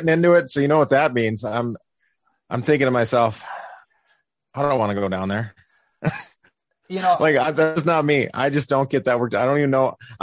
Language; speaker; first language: English; native; English